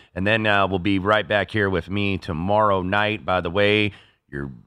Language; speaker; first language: English; native; English